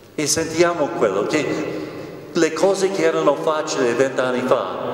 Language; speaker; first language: Italian; non-native, fluent; English